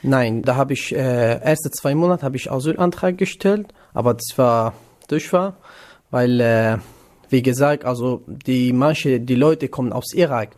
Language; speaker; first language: German; non-native, learner; Kurdish